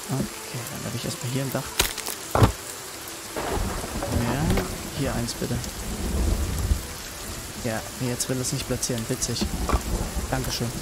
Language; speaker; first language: German; native; German